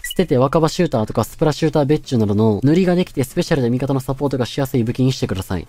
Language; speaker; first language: Japanese; native; Japanese